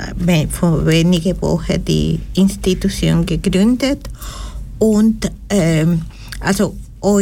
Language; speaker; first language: German; non-native, learner; Spanish